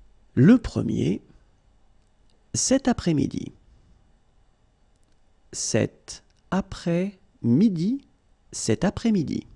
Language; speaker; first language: French; native; French